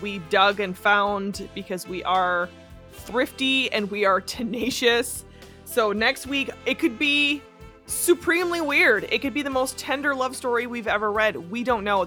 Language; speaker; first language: English; native; English